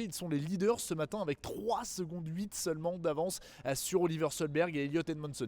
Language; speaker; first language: French; native; French